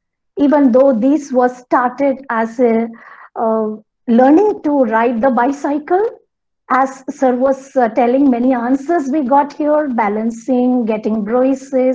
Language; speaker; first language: English; non-native, local second language; Malayalam